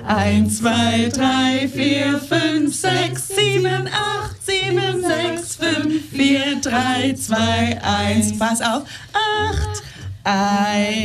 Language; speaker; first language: German; non-native, fluent; Hebrew